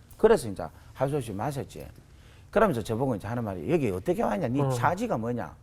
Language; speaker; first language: Korean; native; Korean